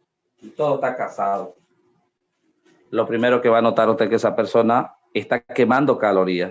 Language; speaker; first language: Spanish; native; Spanish